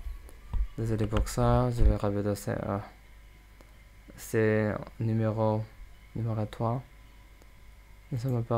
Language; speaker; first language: French; non-native, learner; English